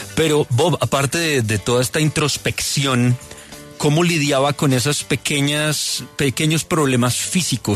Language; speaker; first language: Spanish; native; Spanish